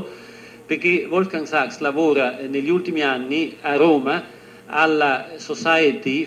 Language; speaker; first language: Italian; native; Italian